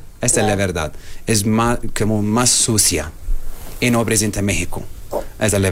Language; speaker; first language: Spanish; non-native, learner; Arabic